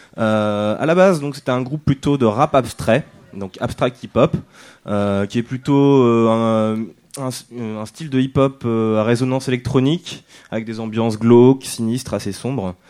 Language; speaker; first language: French; native; French